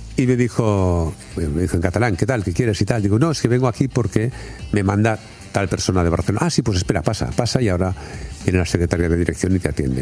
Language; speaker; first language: Spanish; native; Spanish